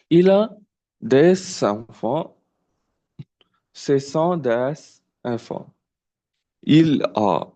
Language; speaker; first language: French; non-native, learner; Telugu